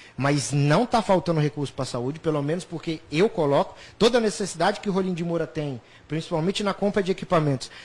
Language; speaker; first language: Portuguese; native; Portuguese